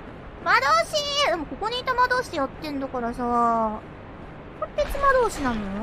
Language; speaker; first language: Japanese; native; Japanese